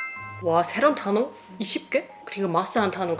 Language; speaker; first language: Korean; non-native, fluent; German